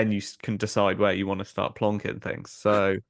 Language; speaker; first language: English; native; English